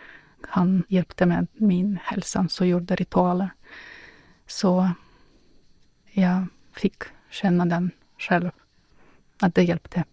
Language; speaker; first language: Swedish; non-native, fluent; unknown